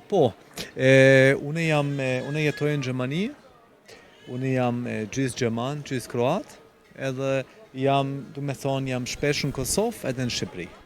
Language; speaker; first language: Albanian; non-native, fluent; German